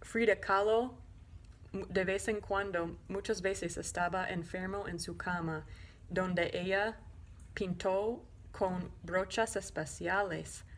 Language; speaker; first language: Spanish; non-native, learner; English